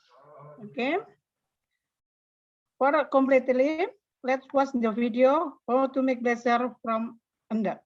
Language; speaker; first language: English; non-native, learner; Indonesian